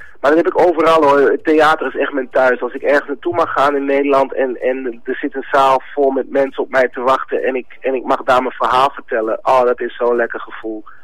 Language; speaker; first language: Dutch; early bilingual, other home language; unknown